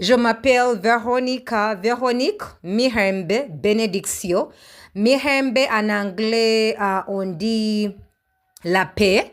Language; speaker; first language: French; non-native, learner; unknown